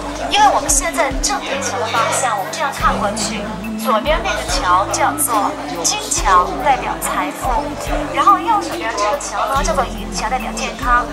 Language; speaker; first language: Chinese; native; Chinese